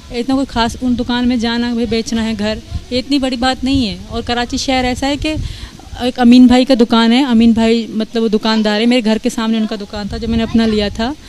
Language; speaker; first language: Urdu; non-native, local second language; Sindhi